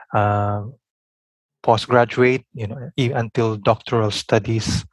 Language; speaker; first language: English; non-native, local second language; Filipino